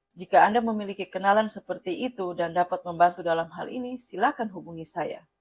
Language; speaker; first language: Indonesian; non-native, fluent; Russian